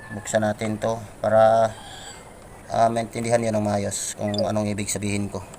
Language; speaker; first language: Filipino; non-native, local second language; Cebuano